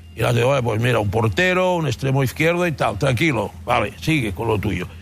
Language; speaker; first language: Spanish; non-native, local second language; Catalan